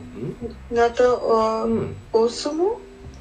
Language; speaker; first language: Japanese; non-native, learner; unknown